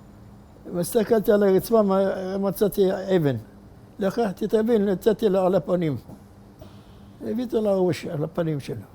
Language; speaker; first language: Hebrew; non-native, fluent; Arabic